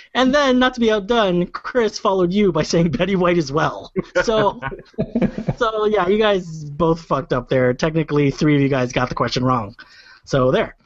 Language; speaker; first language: English; native; English